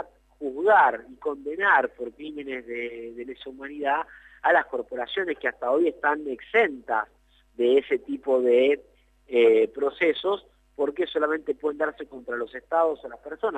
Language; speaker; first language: Spanish; native; Spanish